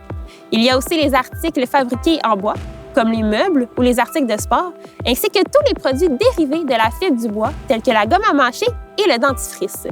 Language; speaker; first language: French; native; French